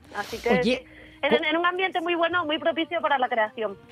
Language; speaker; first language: Spanish; native; Spanish